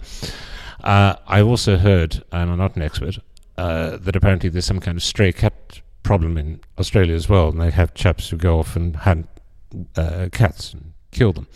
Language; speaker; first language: English; native; English